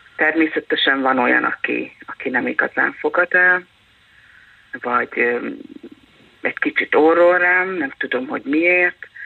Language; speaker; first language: Hungarian; native; Hungarian